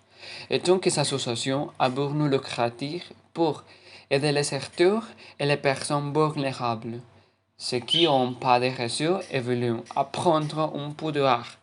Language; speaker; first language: French; non-native, learner; Spanish